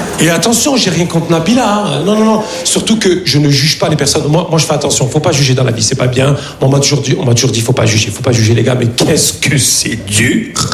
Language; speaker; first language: French; early bilingual, other home language; Arabic